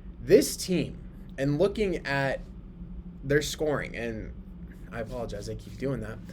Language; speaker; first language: English; native; English